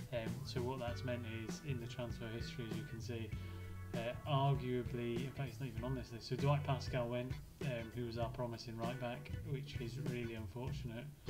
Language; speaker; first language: English; native; English